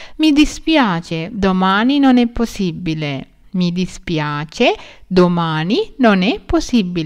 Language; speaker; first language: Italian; non-native, learner; Sinhala